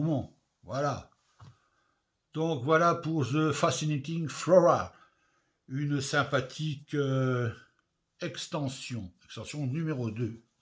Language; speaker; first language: French; native; French